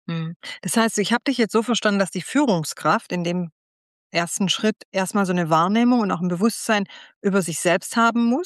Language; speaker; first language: German; native; German